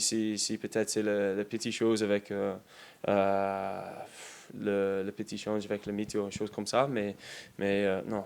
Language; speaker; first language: French; non-native, learner; English